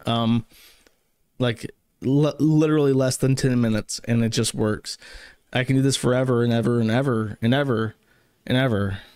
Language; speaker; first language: English; native; English